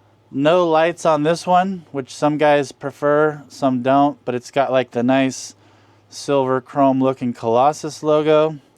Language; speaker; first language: English; native; English